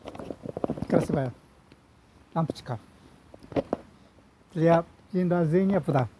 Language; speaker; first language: Russian; non-native, learner; Korean